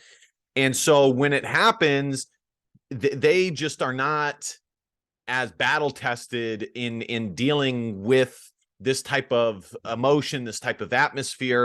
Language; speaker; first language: English; native; English